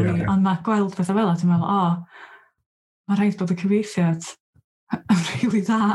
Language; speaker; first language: Welsh; native; Welsh